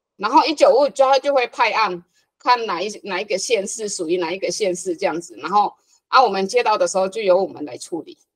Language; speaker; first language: Chinese; non-native, fluent; Hakka Chinese